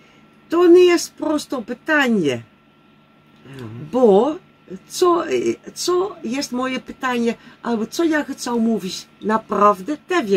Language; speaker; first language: Polish; non-native, learner; Dutch